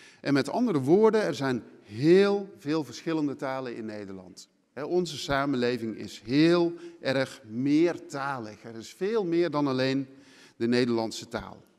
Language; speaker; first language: Dutch; native; Dutch